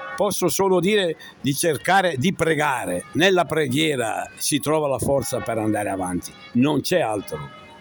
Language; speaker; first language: Italian; native; Italian